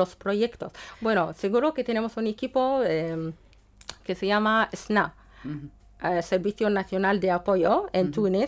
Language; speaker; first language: Spanish; non-native, fluent; Arabic